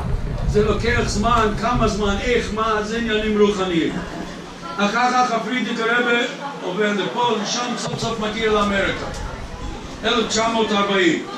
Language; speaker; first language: Hebrew; non-native, fluent; English